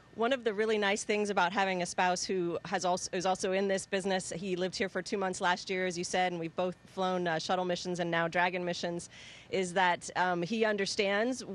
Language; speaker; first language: English; native; English